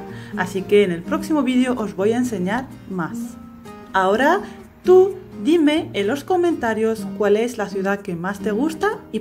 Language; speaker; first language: Spanish; non-native, fluent; Arabic